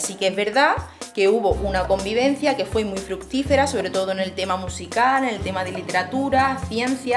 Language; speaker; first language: Spanish; native; Spanish